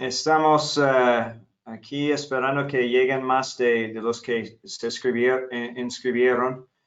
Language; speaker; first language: Spanish; non-native, fluent; English